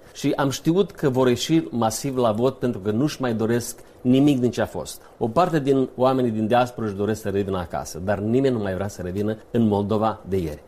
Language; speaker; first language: Romanian; native; Romanian